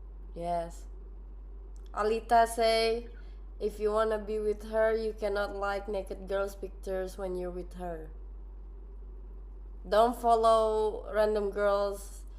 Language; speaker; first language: English; non-native, fluent; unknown